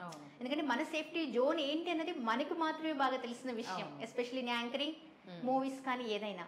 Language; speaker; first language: Telugu; native; Telugu